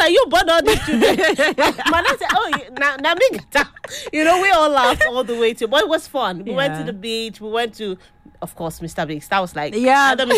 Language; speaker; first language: English; non-native, local second language; Yoruba